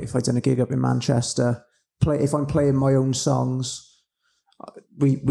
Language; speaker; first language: English; native; English